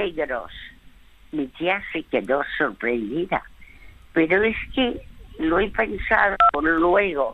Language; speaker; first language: Spanish; early bilingual, other home language; French